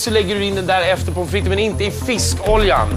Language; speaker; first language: Swedish; native; Swedish